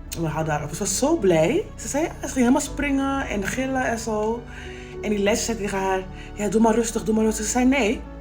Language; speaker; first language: Dutch; native; Dutch